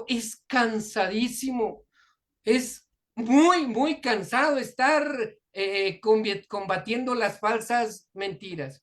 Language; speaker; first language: Spanish; native; Spanish